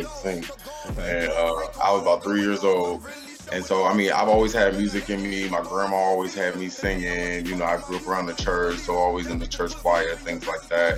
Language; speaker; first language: English; native; English